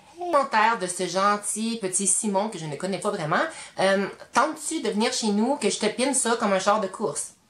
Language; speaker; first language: French; native; French